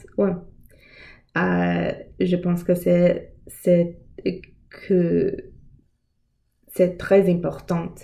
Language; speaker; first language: French; non-native, learner; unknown